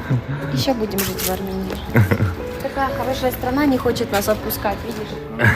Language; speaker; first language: Russian; native; Russian